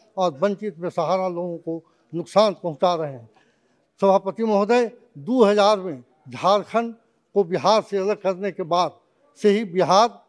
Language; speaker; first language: Hindi; native; Hindi